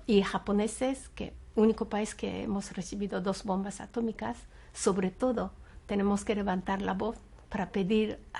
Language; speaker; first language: Spanish; non-native, fluent; Japanese